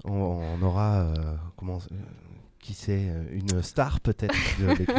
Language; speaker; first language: French; native; French